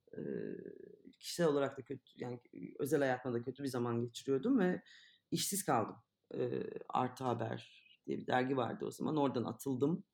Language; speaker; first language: Turkish; native; Turkish